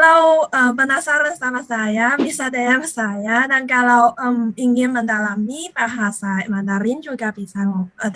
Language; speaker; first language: Indonesian; non-native, learner; Chinese